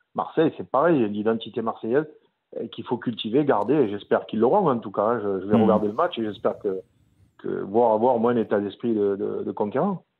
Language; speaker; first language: French; native; French